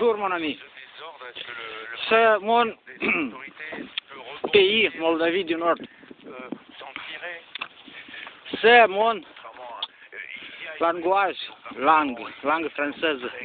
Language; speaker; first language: French; non-native, learner; Romanian